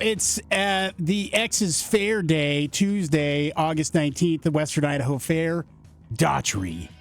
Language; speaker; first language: English; native; English